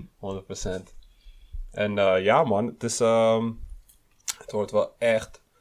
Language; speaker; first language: Dutch; early bilingual, other home language; Kinyarwanda